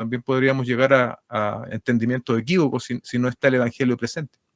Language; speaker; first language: Spanish; native; Spanish